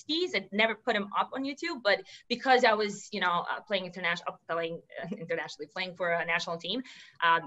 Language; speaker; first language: English; non-native, fluent; Serbian